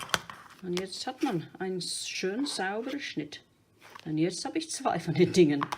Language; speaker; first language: German; non-native, fluent; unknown